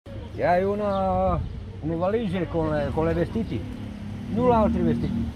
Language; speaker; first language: Italian; non-native, learner; Serbian